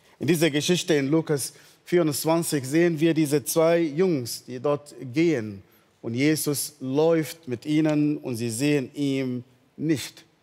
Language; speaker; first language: German; non-native, fluent; Arabic